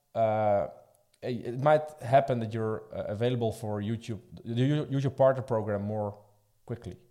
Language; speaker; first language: English; non-native, fluent; Dutch